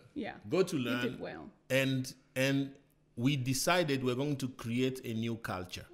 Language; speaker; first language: English; non-native, fluent; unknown